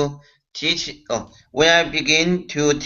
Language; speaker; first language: English; non-native, learner; Chinese